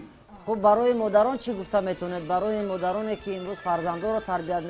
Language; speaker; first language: Persian; native; Persian